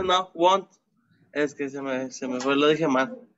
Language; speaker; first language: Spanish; native; Spanish